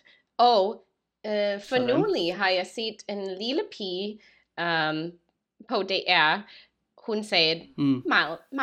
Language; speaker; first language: Danish; non-native, learner; English